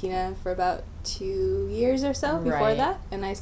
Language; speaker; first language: English; native; English